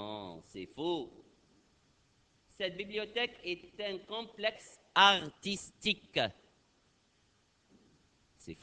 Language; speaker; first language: French; non-native, fluent; Arabic